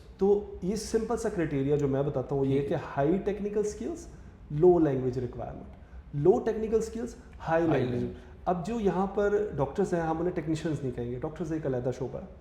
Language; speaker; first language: Urdu; native; Urdu